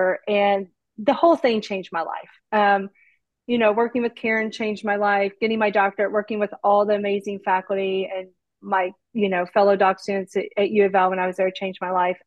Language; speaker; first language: English; native; English